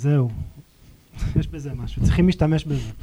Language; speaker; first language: Hebrew; native; Hebrew